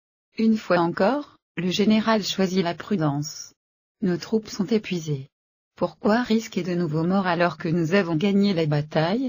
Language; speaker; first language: French; native; French